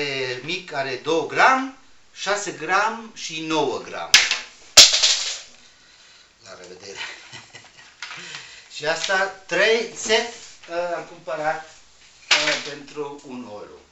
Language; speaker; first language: Romanian; non-native, learner; Spanish